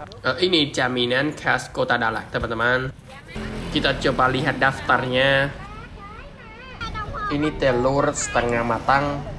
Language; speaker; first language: Indonesian; non-native, learner; Vietnamese